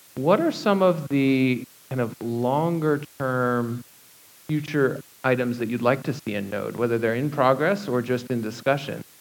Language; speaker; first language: English; native; English